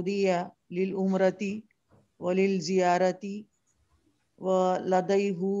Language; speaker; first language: Arabic; non-native, learner; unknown